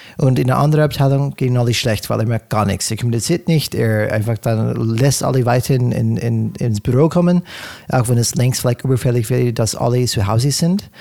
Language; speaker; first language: German; non-native, fluent; English